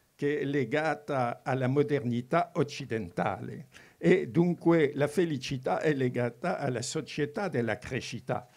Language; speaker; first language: Italian; non-native, fluent; French